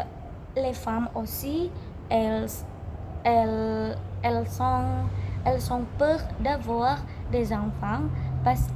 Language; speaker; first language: French; non-native, learner; Indonesian